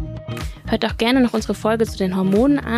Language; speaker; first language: German; native; German